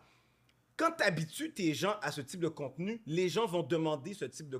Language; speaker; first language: French; native; French